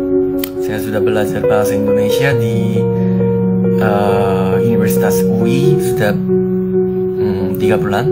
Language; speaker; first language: Indonesian; non-native, learner; Korean